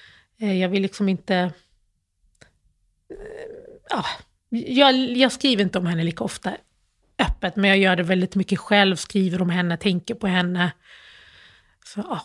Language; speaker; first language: Swedish; early bilingual, other home language; Arabic